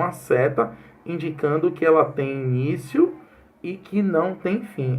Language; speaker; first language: Portuguese; native; Portuguese